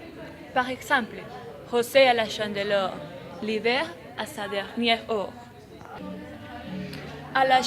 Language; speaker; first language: French; non-native, learner; Spanish